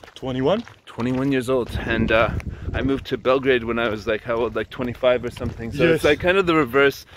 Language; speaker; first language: English; native; English